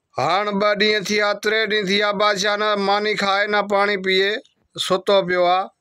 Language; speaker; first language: Sindhi; non-native, local second language; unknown